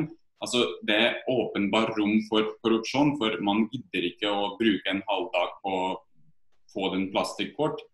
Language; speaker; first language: Norwegian; non-native, fluent; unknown